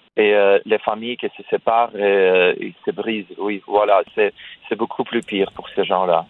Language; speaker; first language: French; non-native, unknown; Russian